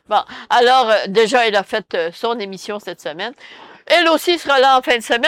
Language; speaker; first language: French; native; French